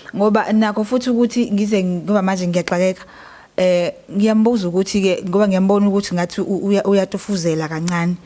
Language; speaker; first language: Zulu; native; Zulu